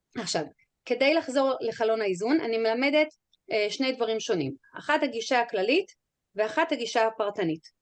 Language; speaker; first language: Hebrew; non-native, fluent; English